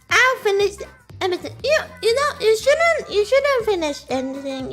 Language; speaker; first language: English; non-native, learner; Japanese